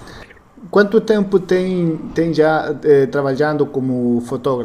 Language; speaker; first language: Portuguese; non-native, learner; Spanish